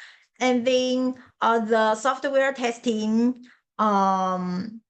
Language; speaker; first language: English; non-native, learner; Chinese